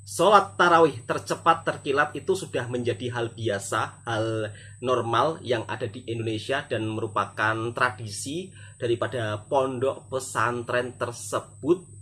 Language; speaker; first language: Indonesian; native; Indonesian